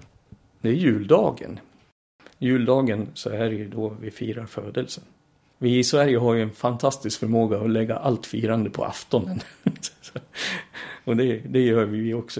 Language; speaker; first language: Swedish; native; Swedish